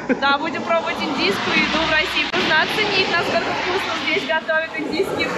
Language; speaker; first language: Russian; native; Russian